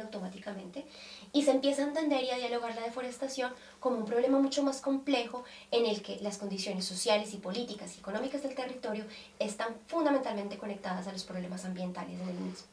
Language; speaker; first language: Spanish; native; Spanish